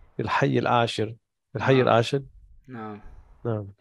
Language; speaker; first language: Arabic; non-native, learner; English